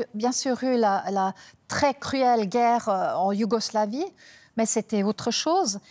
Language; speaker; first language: French; non-native, fluent; German